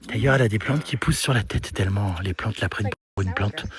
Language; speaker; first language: French; native; French